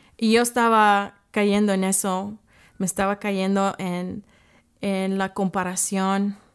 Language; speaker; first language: Spanish; early bilingual, heritage; English